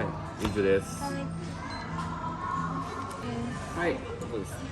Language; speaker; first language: Japanese; non-native, fluent; Filipino